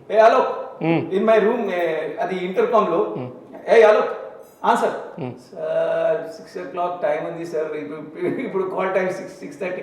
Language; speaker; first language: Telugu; non-native, learner; Hindi